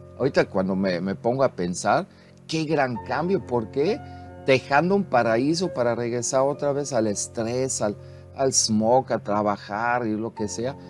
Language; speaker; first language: Spanish; non-native, fluent; German